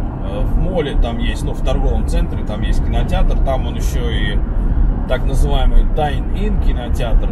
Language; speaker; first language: Russian; native; Russian